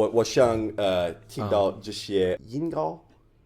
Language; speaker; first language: Chinese; non-native, fluent; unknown